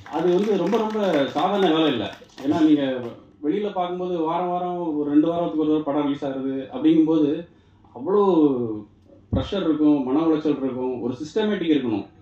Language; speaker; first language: Tamil; native; Tamil